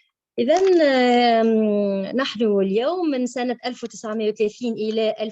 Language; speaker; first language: Arabic; native; Arabic